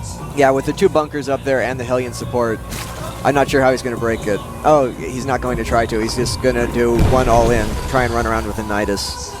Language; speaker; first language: English; native; English